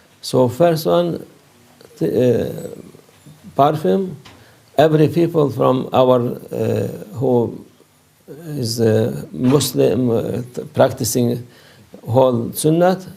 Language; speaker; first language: English; non-native, learner; Turkish